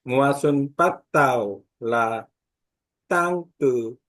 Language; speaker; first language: Vietnamese; non-native, learner; Korean